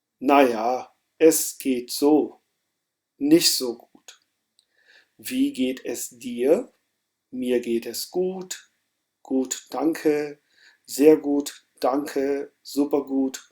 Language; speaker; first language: German; non-native, fluent; Urdu